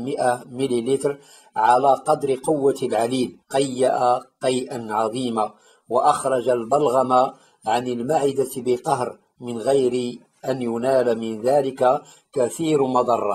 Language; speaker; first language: Arabic; native; Arabic